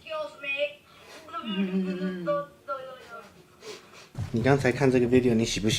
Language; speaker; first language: Chinese; early bilingual, heritage; English